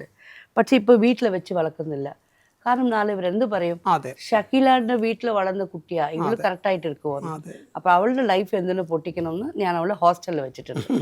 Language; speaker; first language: Malayalam; non-native, local second language; Tamil